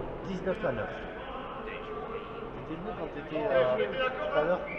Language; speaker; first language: French; native; French